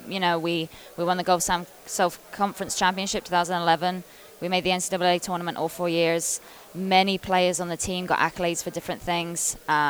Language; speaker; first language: English; native; English